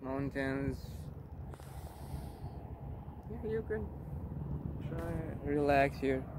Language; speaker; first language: English; non-native, learner; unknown